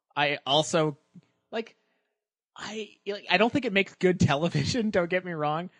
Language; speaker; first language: English; native; English